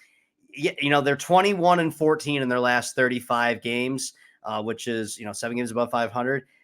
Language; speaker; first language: English; native; English